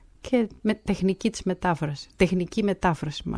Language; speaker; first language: Greek; native; Greek